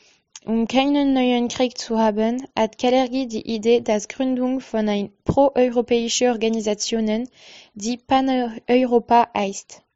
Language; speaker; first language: German; non-native, learner; French